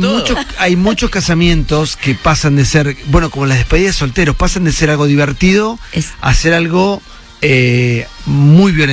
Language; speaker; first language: Spanish; native; Spanish